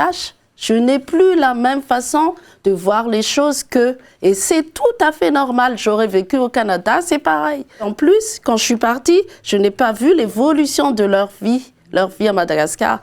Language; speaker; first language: French; non-native, local second language; Malagasy